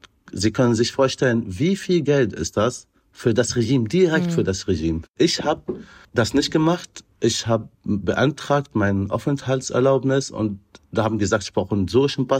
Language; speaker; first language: German; non-native, fluent; Arabic